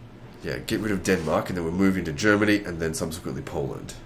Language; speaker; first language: English; native; English